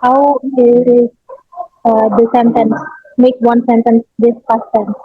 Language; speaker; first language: English; non-native, learner; Indonesian